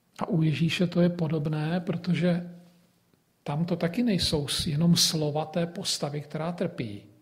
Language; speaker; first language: Czech; native; Czech